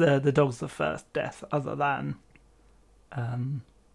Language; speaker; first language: English; native; English